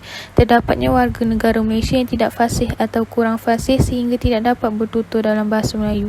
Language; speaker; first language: Malay; native; Malay